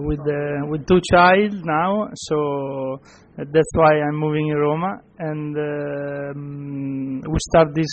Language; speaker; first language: English; non-native, fluent; Italian